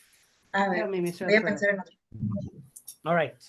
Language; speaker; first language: English; non-native, fluent; Spanish